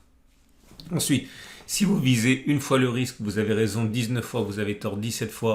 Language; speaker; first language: French; native; French